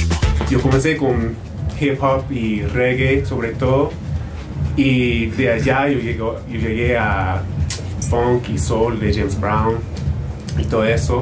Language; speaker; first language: Spanish; non-native, fluent; English